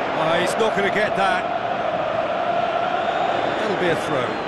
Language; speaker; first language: English; native; English